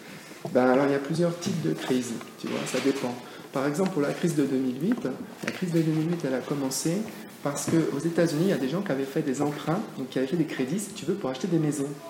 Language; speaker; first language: French; native; French